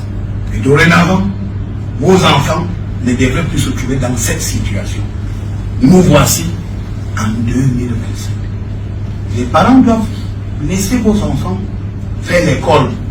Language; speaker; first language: French; non-native, local second language; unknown